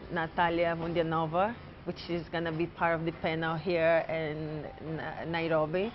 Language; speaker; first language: English; non-native, fluent; Portuguese